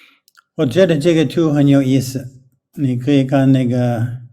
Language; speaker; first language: Chinese; non-native, fluent; English